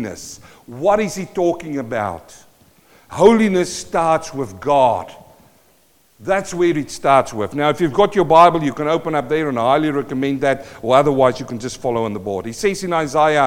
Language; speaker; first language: English; non-native, local second language; Afrikaans